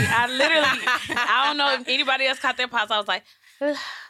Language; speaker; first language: English; native; English